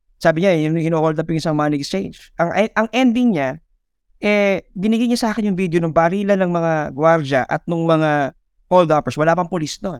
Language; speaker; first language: Filipino; native; Filipino